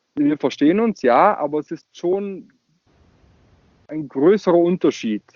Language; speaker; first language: German; non-native, local second language; Ladin